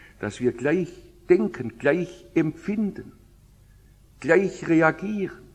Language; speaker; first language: German; native; German